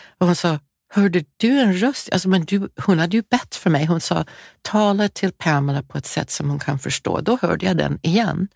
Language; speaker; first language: Swedish; non-native, fluent; English